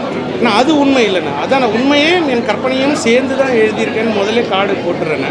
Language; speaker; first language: Tamil; native; Tamil